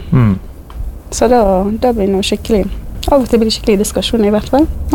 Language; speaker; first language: Norwegian; non-native, fluent; Kurdish